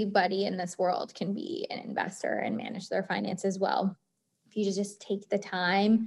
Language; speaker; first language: English; native; English